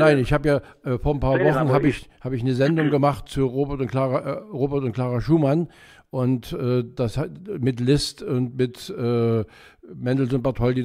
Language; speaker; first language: German; native; German